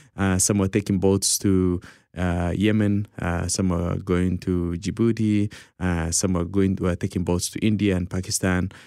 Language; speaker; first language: English; early bilingual, other home language; Somali